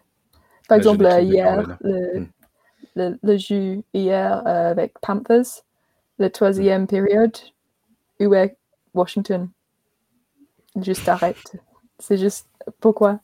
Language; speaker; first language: French; non-native, learner; English